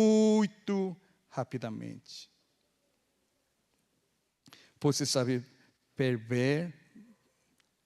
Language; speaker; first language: Portuguese; non-native, fluent; Korean